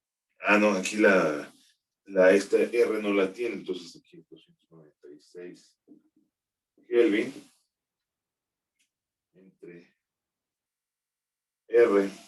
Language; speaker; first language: Spanish; native; Spanish